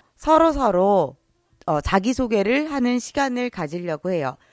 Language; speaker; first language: Korean; native; Korean